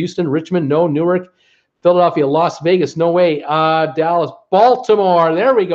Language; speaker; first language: English; native; English